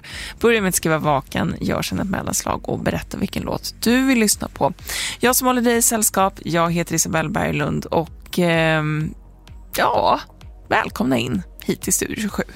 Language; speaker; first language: Swedish; native; Swedish